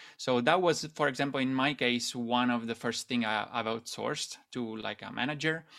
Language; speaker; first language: English; non-native, fluent; Italian